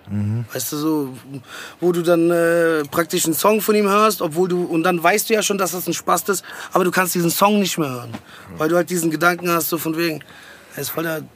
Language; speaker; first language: German; early bilingual, other home language; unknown